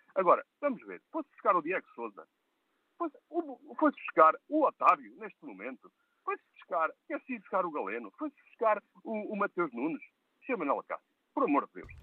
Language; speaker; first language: Portuguese; native; Portuguese